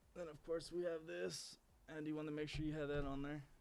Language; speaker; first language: English; native; English